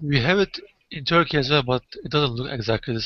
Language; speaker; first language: English; non-native, learner; Turkish